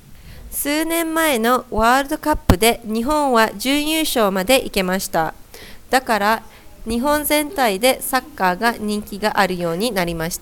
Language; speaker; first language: Japanese; non-native, learner; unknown